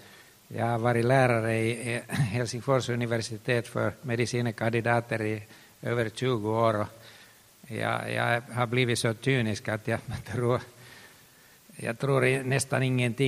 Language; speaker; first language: Swedish; non-native, local second language; Finnish